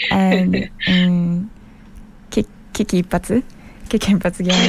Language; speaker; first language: English; non-native, learner; Japanese